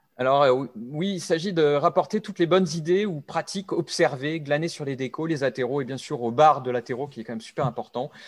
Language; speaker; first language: French; native; French